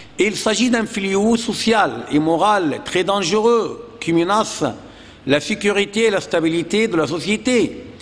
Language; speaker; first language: French; non-native, fluent; Arabic